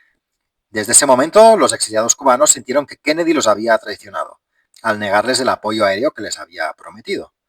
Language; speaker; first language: Spanish; native; Spanish